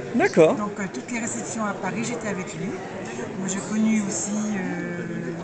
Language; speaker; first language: French; native; French